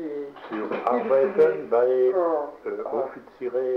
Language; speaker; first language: German; non-native, learner; French